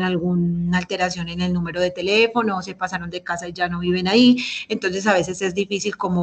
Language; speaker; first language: Spanish; native; Spanish